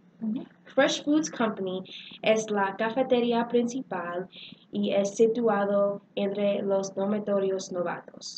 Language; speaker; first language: Spanish; non-native, learner; English